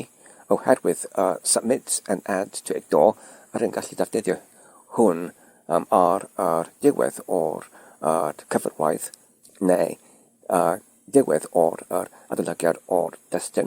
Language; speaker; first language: Welsh; non-native, learner; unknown